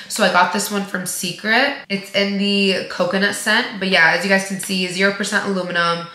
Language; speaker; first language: English; native; English